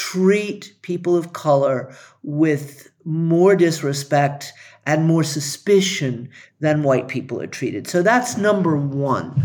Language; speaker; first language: English; native; English